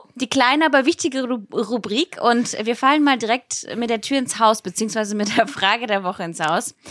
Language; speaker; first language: German; early bilingual, other home language; Russian